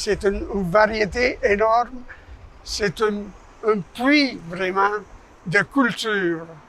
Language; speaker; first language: French; non-native, fluent; Italian